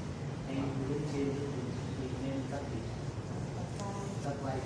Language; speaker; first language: Vietnamese; non-native, learner; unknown